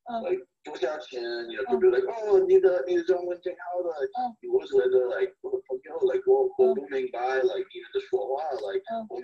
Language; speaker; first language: Chinese; non-native, fluent; English